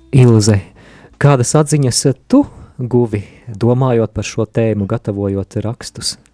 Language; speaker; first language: Latvian; native; Latvian